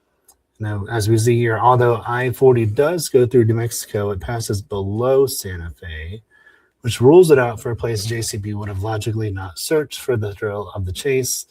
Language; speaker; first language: English; native; English